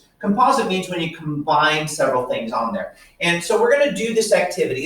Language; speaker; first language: English; native; English